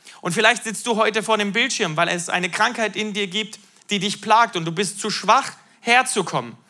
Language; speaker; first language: German; native; German